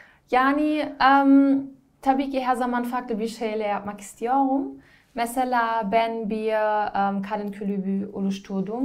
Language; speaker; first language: Turkish; non-native, learner; German